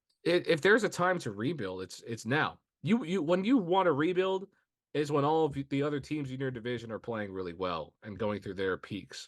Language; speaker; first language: English; native; English